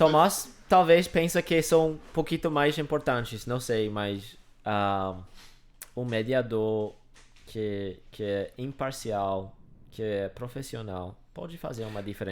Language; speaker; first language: Portuguese; non-native, fluent; English